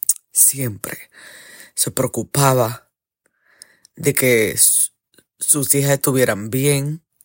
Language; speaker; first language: Spanish; early bilingual, heritage; Spanish